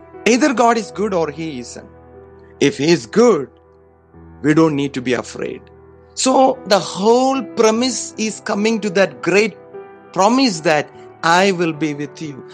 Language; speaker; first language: English; non-native, local second language; Malayalam